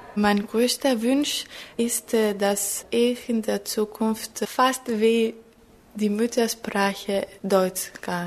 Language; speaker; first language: German; non-native, fluent; Greek